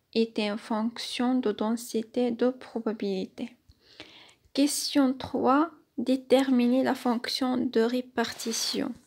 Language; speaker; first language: French; non-native, local second language; Arabic